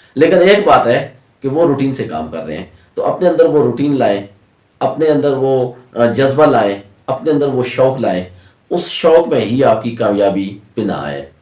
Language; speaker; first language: Urdu; non-native, local second language; Punjabi